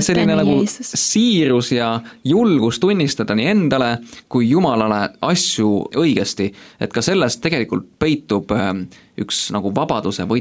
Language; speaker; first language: Estonian; native; Estonian